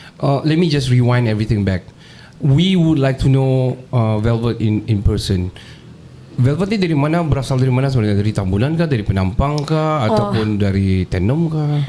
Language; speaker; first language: Malay; native; Malay